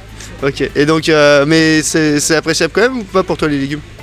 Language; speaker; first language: French; native; French